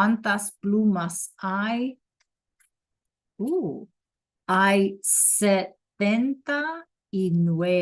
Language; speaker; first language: Spanish; non-native, fluent; English